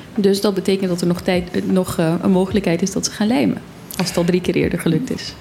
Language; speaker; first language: Dutch; native; Dutch